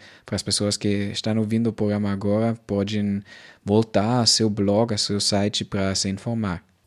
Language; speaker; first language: Spanish; non-native, fluent; Portuguese